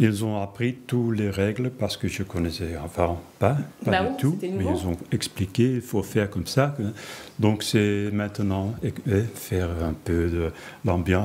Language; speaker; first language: French; non-native, fluent; Dutch